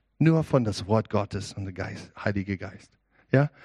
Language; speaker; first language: German; non-native, learner; English